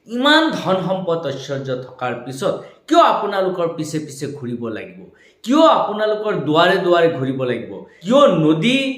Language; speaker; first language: Assamese; non-native, local second language; Bangla